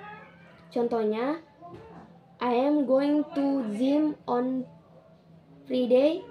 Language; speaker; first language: English; non-native, learner; Indonesian